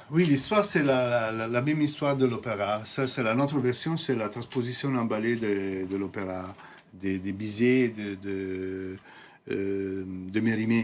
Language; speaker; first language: French; non-native, fluent; Italian